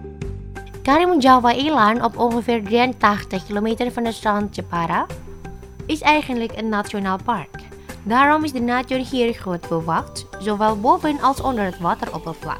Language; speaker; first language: Dutch; non-native, fluent; Indonesian